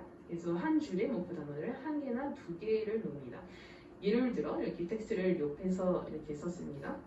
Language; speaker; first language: Korean; non-native, fluent; French